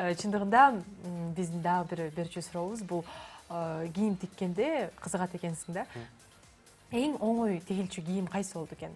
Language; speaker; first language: Kyrgyz; native; Kyrgyz